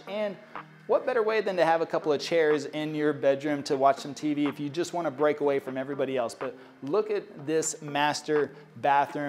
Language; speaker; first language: English; native; English